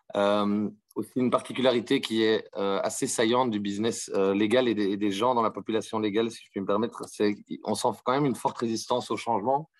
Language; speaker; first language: French; native; French